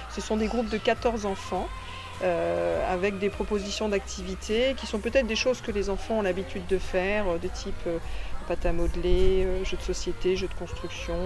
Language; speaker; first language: French; native; French